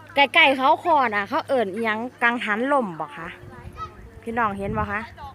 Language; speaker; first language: Thai; native; Thai